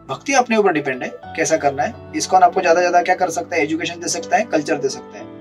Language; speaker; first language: Hindi; non-native, local second language; Marathi